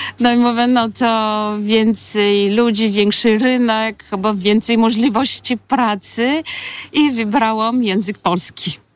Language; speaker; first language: Polish; non-native, fluent; Bulgarian